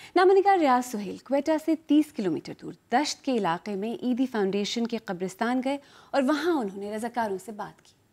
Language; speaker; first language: Urdu; native; Urdu